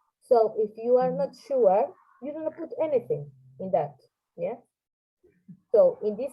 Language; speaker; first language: English; non-native, fluent; Spanish